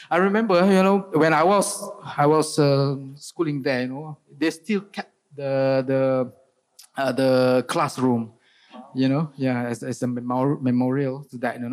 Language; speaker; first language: English; non-native, local second language; Malay